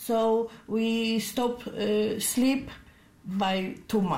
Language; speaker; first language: English; non-native, learner; Polish